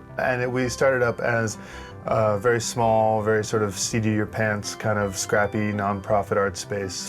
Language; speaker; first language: English; native; English